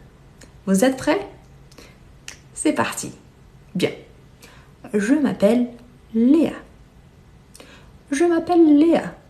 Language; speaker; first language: French; non-native, fluent; Portuguese